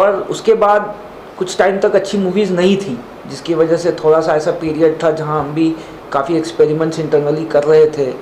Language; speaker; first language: Hindi; native; Hindi